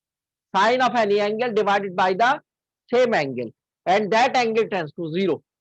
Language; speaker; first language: English; non-native, local second language; Hindi